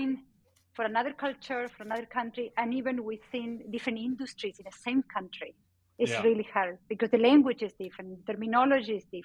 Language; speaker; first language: English; non-native, fluent; Spanish